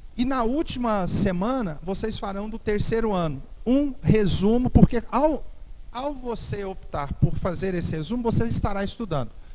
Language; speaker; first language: Portuguese; native; Portuguese